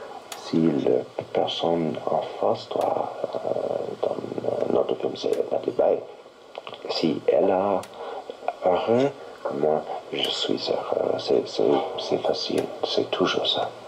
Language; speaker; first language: French; non-native, learner; English